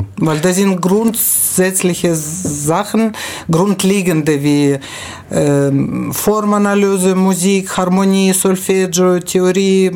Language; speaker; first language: German; non-native, fluent; Russian